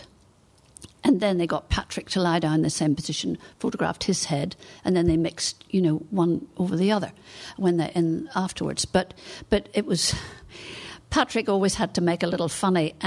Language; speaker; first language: English; native; English